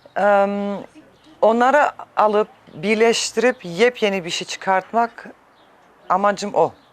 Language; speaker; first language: Turkish; early bilingual, heritage; Turkish